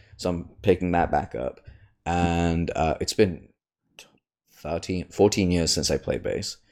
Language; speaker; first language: English; native; English